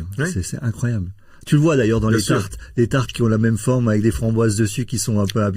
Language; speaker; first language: French; native; French